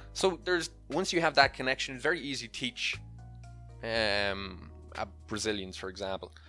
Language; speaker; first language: English; native; English